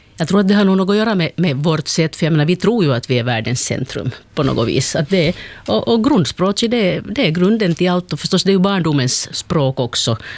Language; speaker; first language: Swedish; native; Swedish